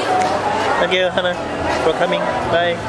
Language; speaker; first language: English; non-native, learner; Indonesian